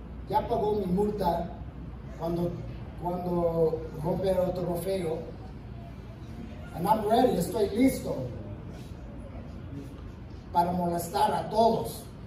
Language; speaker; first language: Spanish; non-native, learner; English